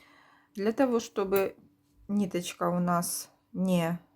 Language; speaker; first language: Russian; native; Russian